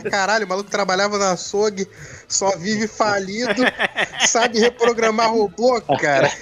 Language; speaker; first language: Portuguese; native; Portuguese